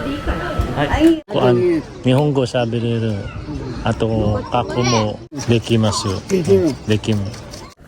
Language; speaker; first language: Japanese; non-native, learner; Filipino